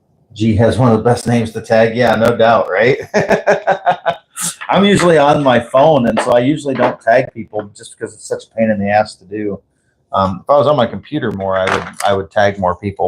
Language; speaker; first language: English; native; English